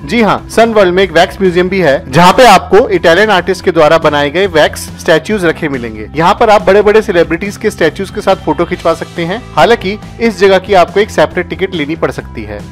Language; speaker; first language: Hindi; native; Hindi